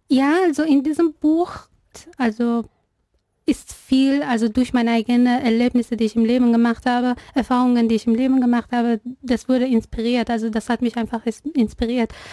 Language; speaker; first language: German; non-native, fluent; Persian